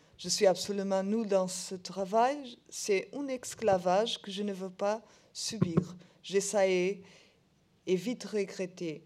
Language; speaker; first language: French; non-native, learner; Portuguese